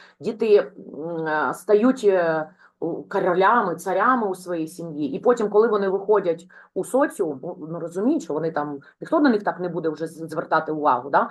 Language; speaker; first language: Ukrainian; non-native, local second language; Russian